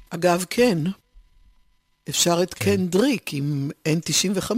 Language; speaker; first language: Hebrew; native; Hebrew